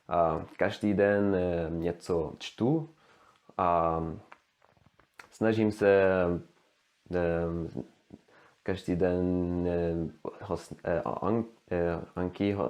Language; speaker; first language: Czech; non-native, learner; Swedish